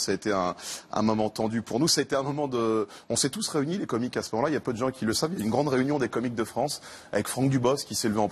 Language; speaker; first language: French; native; French